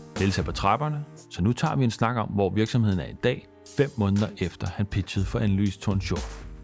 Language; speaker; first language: Danish; native; Danish